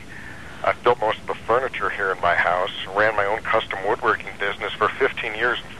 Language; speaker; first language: English; native; English